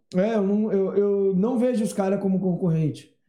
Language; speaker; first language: Portuguese; native; Portuguese